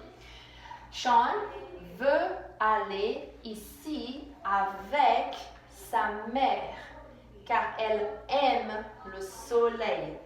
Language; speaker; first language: French; non-native, fluent; English